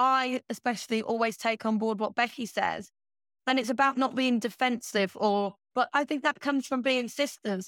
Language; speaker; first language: English; native; English